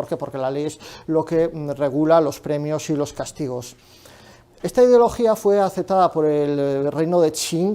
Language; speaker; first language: Spanish; native; Spanish